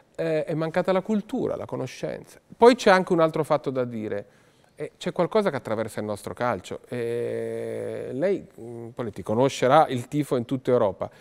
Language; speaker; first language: Italian; native; Italian